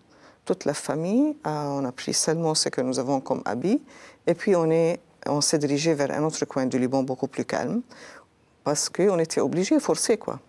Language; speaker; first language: French; non-native, local second language; Arabic